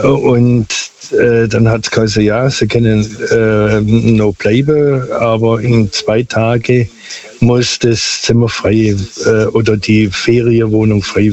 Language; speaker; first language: German; non-native, local second language; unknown